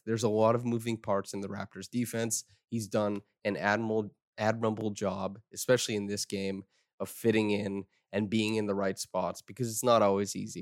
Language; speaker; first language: English; native; English